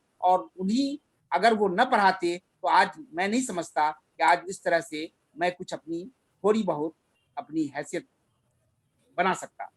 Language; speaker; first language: Urdu; native; Urdu